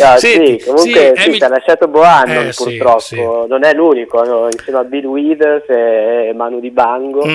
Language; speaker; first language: Italian; native; Italian